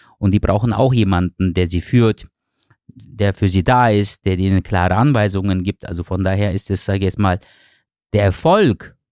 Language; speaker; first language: German; early bilingual, other home language; Turkish